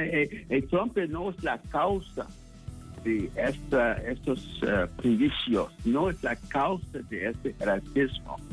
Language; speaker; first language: Spanish; non-native, fluent; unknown